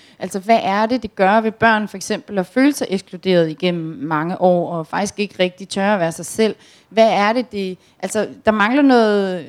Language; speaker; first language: Danish; native; Danish